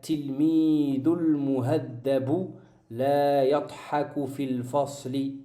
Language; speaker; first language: Arabic; non-native, fluent; French